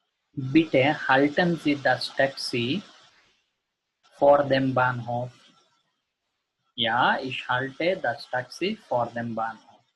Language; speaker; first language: German; non-native, learner; Gujarati